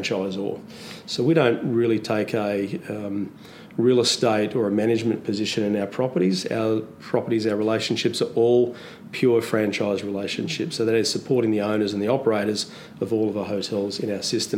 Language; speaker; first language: English; native; English